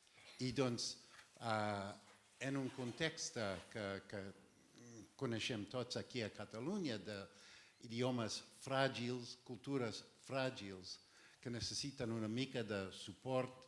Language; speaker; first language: Catalan; non-native, fluent; French